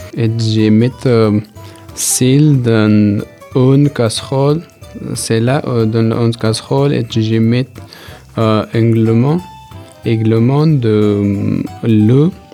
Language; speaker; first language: French; non-native, learner; Persian